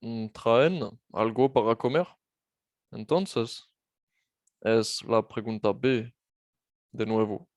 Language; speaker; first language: Spanish; non-native, fluent; French